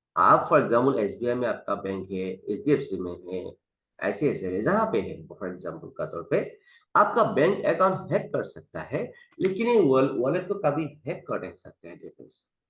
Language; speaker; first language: Hindi; non-native, local second language; Assamese